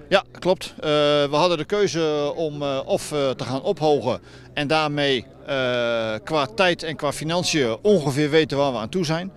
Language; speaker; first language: Dutch; native; Dutch